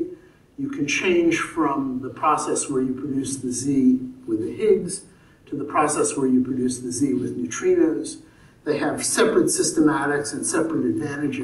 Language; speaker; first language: English; native; English